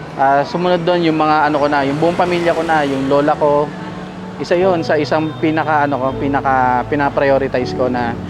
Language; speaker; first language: Filipino; native; Filipino